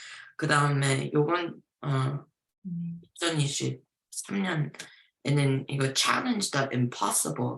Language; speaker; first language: Korean; early bilingual, heritage; Korean